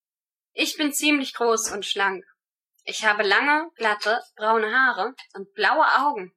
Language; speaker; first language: German; non-native, learner; English